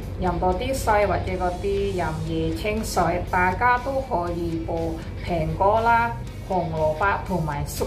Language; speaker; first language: Cantonese; non-native, learner; Indonesian